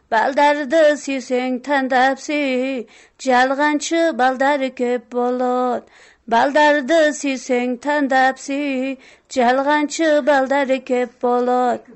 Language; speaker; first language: Kyrgyz; non-native, local second language; Tajik